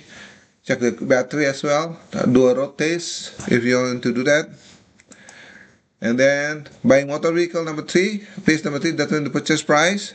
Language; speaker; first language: English; non-native, fluent; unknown